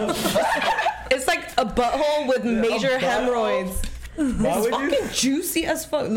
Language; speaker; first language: English; non-native, fluent; Korean